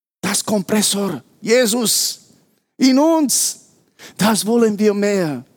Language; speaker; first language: German; non-native, fluent; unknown